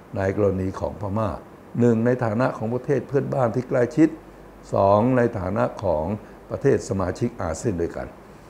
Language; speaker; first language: Thai; native; Thai